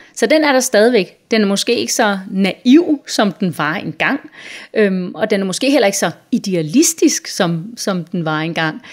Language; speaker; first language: Danish; native; Danish